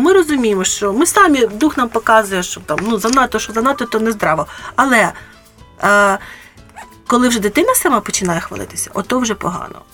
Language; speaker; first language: Ukrainian; native; Ukrainian